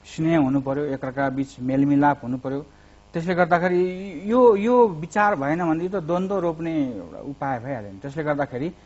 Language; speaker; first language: Nepali; native; Nepali